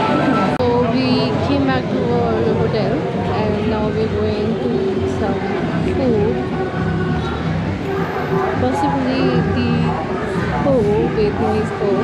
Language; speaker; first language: English; non-native, local second language; Hindi